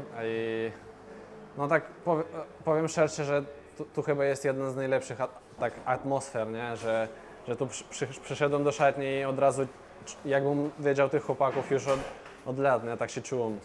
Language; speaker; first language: Polish; non-native, fluent; Russian